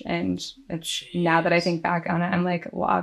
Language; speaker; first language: English; native; English